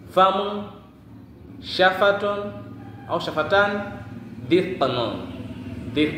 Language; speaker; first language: Arabic; non-native, fluent; Swahili